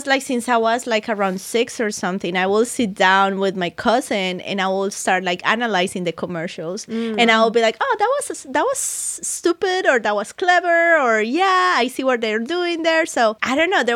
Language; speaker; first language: English; non-native, fluent; Spanish